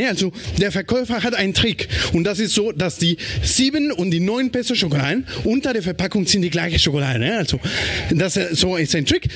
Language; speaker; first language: German; non-native, fluent; Spanish